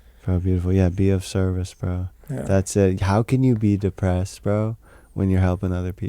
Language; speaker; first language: English; native; English